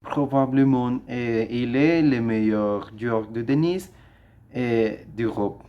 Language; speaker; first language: French; non-native, learner; Spanish